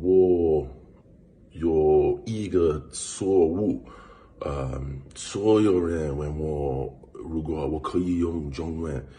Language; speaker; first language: Chinese; non-native, learner; English